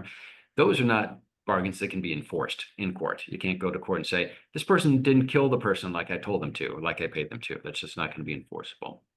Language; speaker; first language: English; native; English